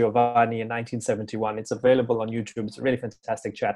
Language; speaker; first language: English; native; English